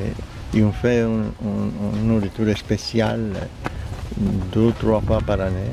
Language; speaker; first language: French; non-native, learner; Spanish